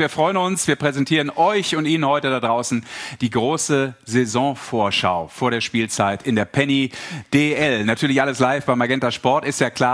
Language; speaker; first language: German; native; German